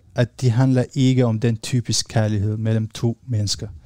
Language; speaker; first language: Danish; non-native, fluent; Arabic